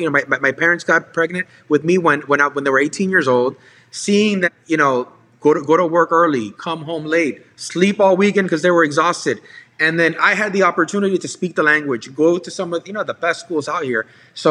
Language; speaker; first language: English; native; English